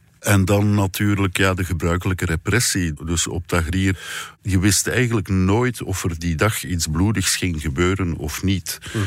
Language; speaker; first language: Dutch; native; Dutch